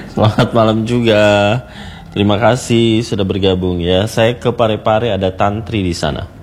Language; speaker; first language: Indonesian; native; Indonesian